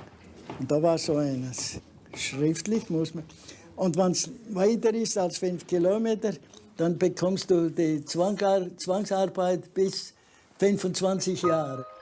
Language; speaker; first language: German; early bilingual, heritage; German